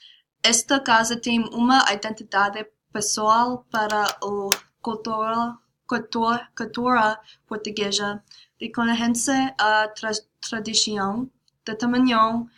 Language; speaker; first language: Portuguese; non-native, learner; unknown